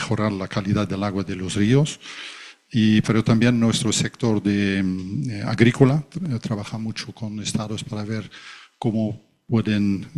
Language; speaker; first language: Spanish; non-native, fluent; Dutch